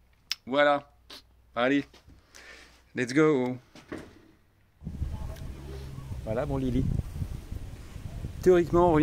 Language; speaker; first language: French; native; French